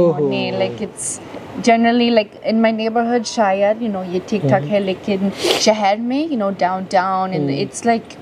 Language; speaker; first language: Hindi; non-native, learner; English